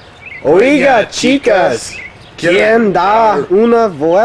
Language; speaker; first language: Spanish; non-native, learner; English